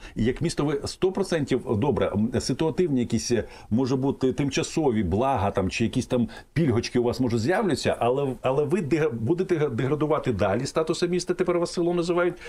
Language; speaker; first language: Ukrainian; native; Ukrainian